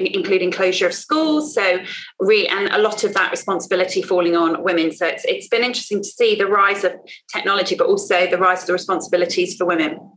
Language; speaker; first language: English; native; English